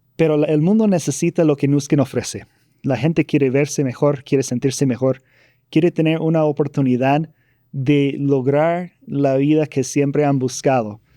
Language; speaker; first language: Spanish; non-native, fluent; English